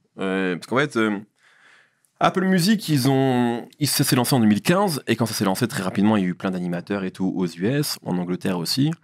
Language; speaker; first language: French; early bilingual, other home language; Arabic